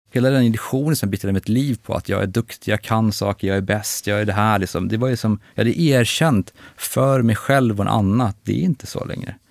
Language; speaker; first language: Swedish; native; Swedish